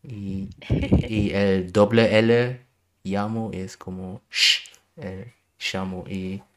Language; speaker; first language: Spanish; non-native, learner; German